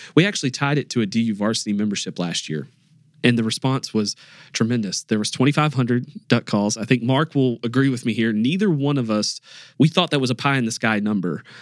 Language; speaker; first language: English; native; English